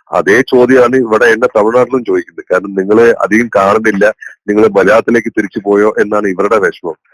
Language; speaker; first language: Malayalam; native; Malayalam